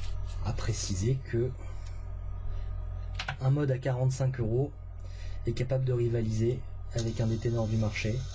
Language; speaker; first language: French; native; French